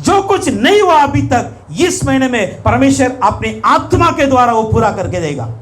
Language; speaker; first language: Hindi; non-native, local second language; Tamil